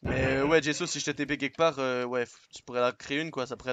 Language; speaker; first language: French; native; French